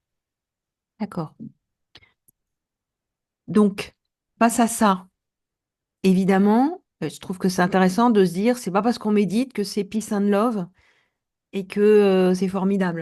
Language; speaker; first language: French; native; French